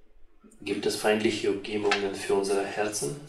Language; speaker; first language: German; non-native, fluent; Russian